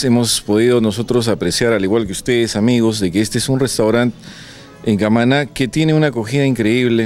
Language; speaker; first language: Spanish; native; Spanish